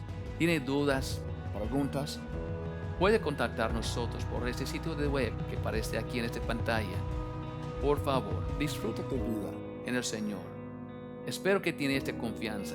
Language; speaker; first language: Spanish; non-native, fluent; English